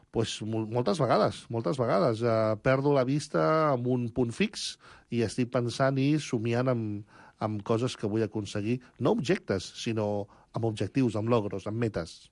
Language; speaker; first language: Catalan; early bilingual, other home language; Spanish